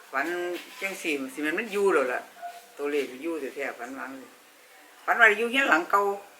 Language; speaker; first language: Thai; native; Thai